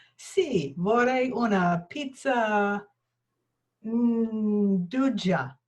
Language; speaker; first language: Italian; non-native, learner; English